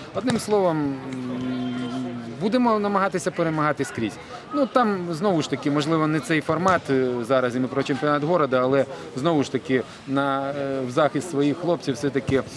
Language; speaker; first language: Ukrainian; non-native, local second language; Russian